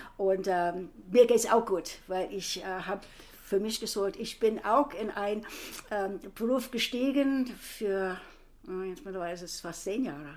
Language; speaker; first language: German; non-native, fluent; English